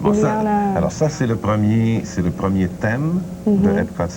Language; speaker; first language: French; native; French